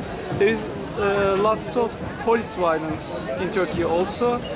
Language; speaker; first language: English; non-native, learner; Turkish